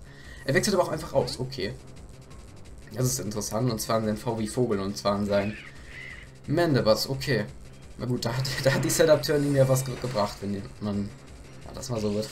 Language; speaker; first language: German; native; German